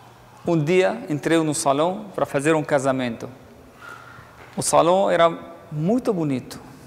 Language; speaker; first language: Portuguese; non-native, learner; Arabic